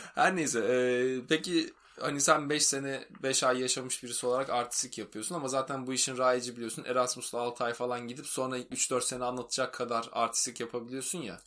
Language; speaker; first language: Turkish; native; Turkish